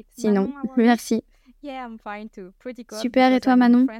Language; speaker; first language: French; non-native, learner; English